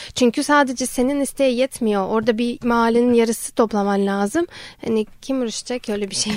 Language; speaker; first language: Turkish; non-native, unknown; Ukrainian